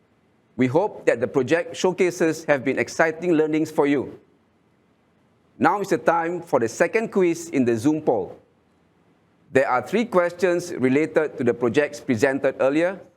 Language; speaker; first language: English; non-native, local second language; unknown